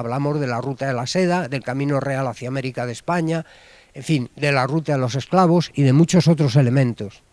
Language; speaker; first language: Spanish; native; Spanish